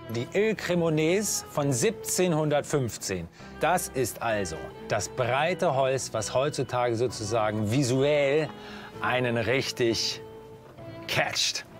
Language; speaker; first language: German; native; German